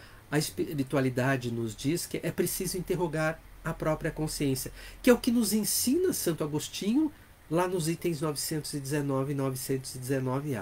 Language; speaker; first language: Portuguese; native; Portuguese